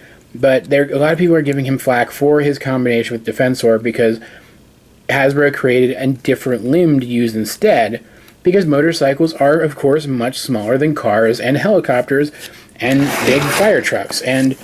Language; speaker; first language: English; native; English